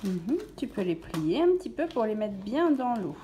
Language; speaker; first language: French; native; French